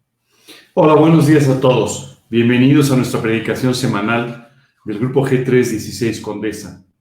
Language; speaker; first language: Spanish; native; Spanish